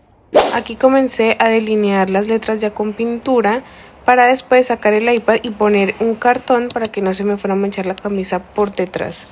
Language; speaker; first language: Spanish; native; Spanish